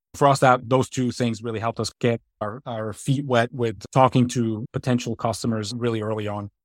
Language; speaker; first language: English; non-native, fluent; German